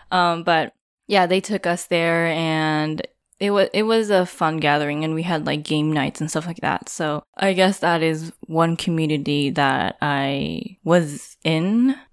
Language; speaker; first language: English; non-native, fluent; Japanese